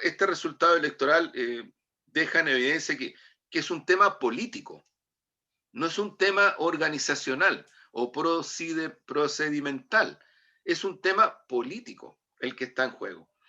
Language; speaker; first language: Spanish; native; Spanish